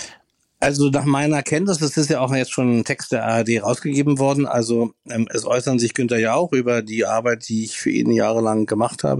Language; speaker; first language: German; native; German